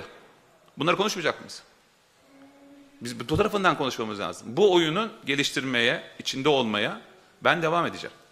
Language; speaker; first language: Turkish; native; Turkish